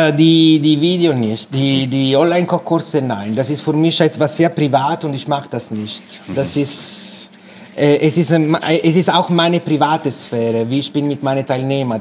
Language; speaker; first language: German; non-native, fluent; Italian